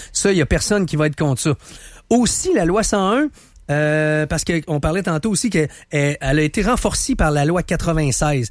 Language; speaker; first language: French; native; French